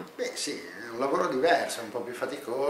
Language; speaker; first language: Italian; native; Italian